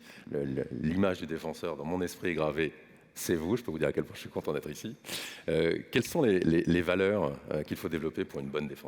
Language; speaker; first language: French; native; French